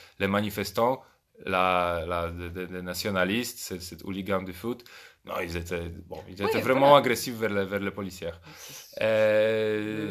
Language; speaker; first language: French; non-native, fluent; Polish